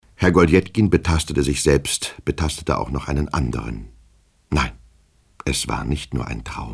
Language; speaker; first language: German; native; German